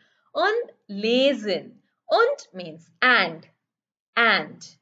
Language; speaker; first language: German; non-native, learner; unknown